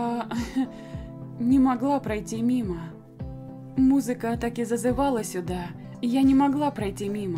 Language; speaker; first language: Russian; native; Russian